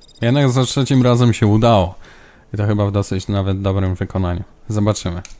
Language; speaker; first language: Polish; native; Polish